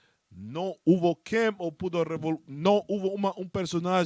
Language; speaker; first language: Portuguese; non-native, learner; Spanish